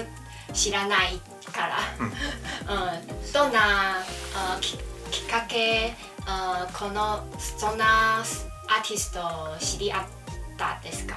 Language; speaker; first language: Japanese; non-native, learner; Chinese